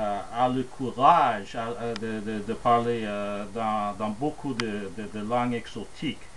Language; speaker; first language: French; non-native, fluent; English